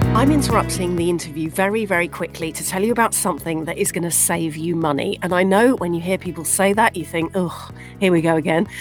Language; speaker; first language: English; native; English